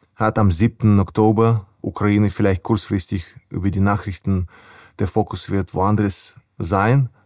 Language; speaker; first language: German; non-native, fluent; Ukrainian